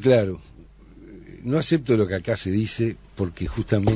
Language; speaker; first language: Spanish; native; Spanish